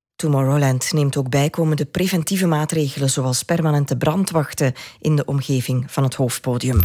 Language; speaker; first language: Dutch; native; Dutch